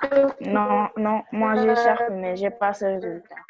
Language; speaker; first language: French; non-native, local second language; Wolof